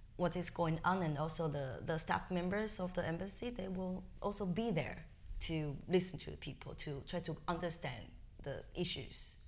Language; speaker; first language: English; non-native, fluent; Chinese